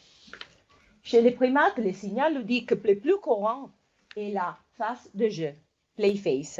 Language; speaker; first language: French; non-native, fluent; Italian